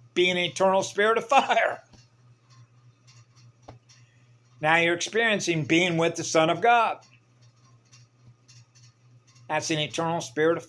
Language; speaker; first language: English; native; English